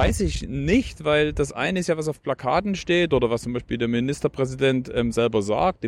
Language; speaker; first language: German; native; German